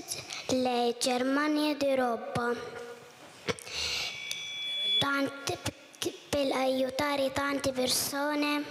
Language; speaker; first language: Italian; non-native, learner; Arabic